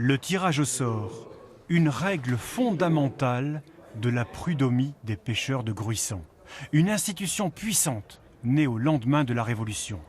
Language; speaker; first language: French; native; French